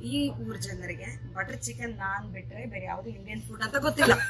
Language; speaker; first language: Kannada; non-native, local second language; Telugu